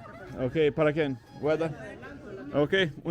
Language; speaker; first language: Spanish; non-native, learner; English